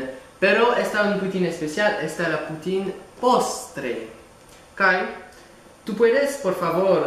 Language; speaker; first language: Spanish; non-native, learner; French